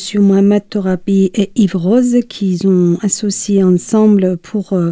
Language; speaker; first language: French; non-native, fluent; Persian